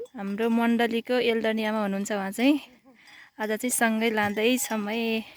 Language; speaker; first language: Nepali; non-native, local second language; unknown